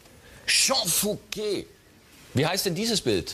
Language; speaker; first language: German; native; German